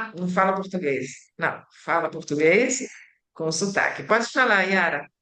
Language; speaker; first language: Portuguese; early bilingual, other home language; Italian